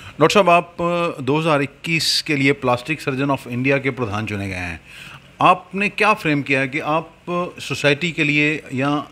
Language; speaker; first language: Hindi; native; Hindi